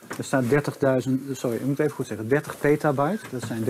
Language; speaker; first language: Dutch; native; Dutch